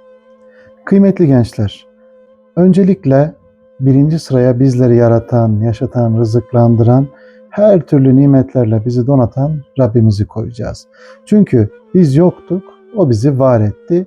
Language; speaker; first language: Turkish; native; Turkish